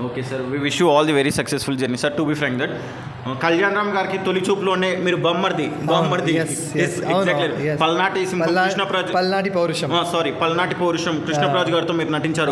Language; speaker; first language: Telugu; native; Telugu